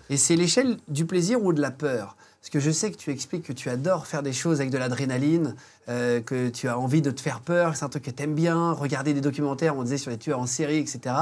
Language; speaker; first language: French; native; French